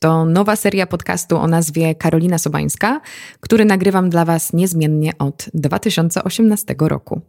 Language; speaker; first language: Polish; native; Polish